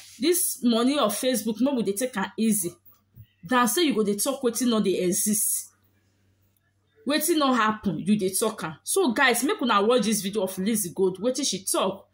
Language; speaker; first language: Nigerian Pidgin; native; Nigerian Pidgin